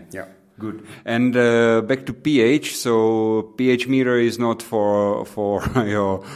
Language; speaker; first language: English; non-native, fluent; Czech